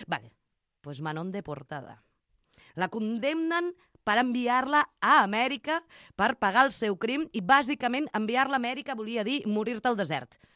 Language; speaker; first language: Catalan; early bilingual, other home language; Spanish